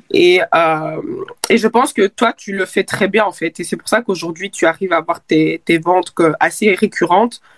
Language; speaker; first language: French; early bilingual, other home language; Lingala